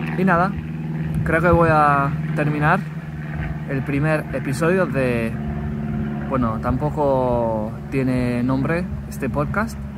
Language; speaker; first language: Spanish; non-native, fluent; English